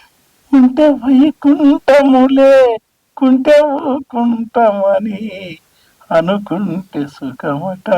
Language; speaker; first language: Telugu; native; Telugu